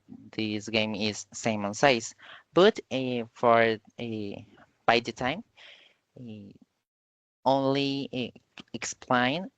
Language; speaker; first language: English; non-native, learner; Spanish